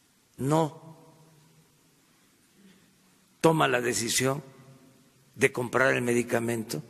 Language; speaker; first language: Spanish; native; Spanish